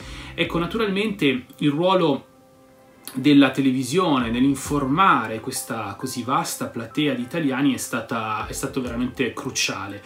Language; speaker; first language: Italian; native; Italian